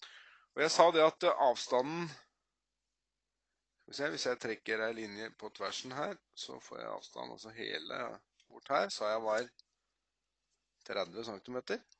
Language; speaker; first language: Norwegian; native; Norwegian